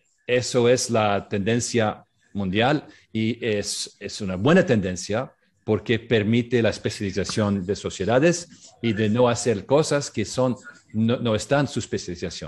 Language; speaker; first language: Spanish; non-native, learner; English